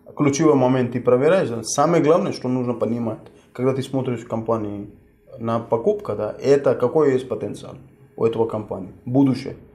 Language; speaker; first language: Russian; non-native, fluent; Hindi